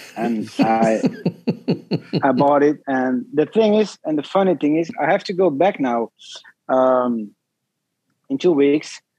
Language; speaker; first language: English; non-native, fluent; Dutch